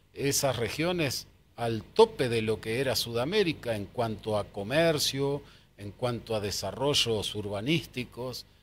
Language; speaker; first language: Spanish; native; Spanish